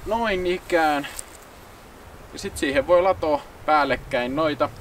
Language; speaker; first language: Finnish; native; Finnish